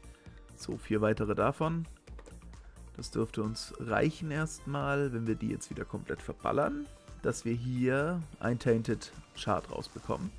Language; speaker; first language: German; native; German